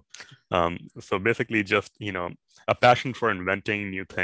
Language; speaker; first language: English; non-native, local second language; Urdu